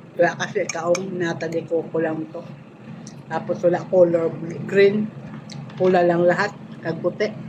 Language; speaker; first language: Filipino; non-native, local second language; Hiligaynon